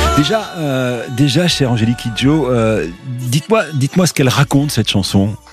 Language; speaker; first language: French; native; French